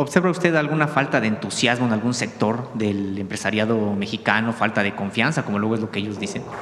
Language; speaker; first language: Spanish; native; Spanish